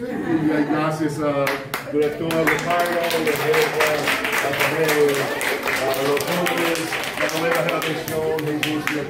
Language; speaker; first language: Spanish; non-native, fluent; English